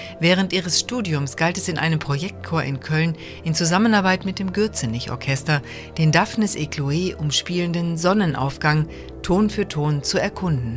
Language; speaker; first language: German; native; German